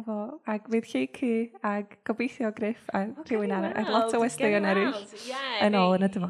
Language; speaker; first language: Welsh; native; Welsh